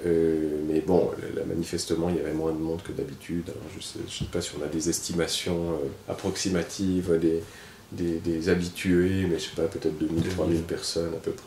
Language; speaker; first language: French; native; French